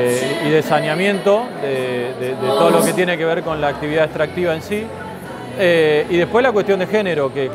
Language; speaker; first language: Spanish; native; Spanish